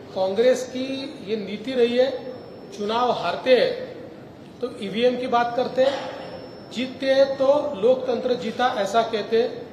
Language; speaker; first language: Hindi; non-native, local second language; Marathi